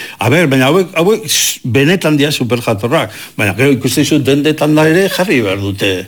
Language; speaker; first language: Basque; native; Basque